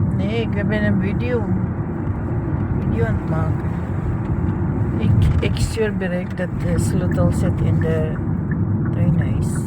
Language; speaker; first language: Dutch; non-native, learner; Filipino